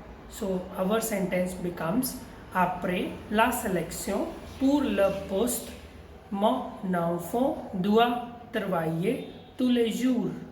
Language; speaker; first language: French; non-native, fluent; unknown